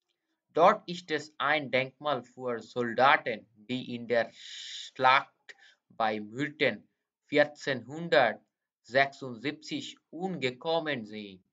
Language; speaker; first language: German; non-native, fluent; Bangla